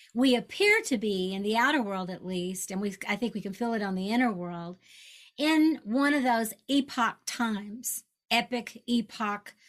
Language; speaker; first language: English; native; English